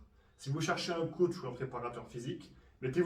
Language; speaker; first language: French; native; French